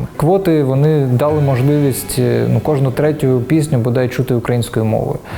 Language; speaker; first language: Ukrainian; non-native, local second language; Russian